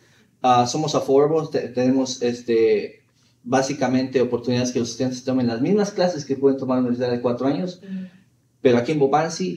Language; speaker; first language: Spanish; early bilingual, heritage; Spanish